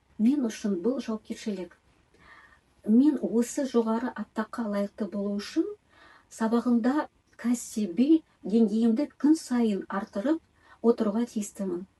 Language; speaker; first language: Kazakh; non-native, local second language; Tatar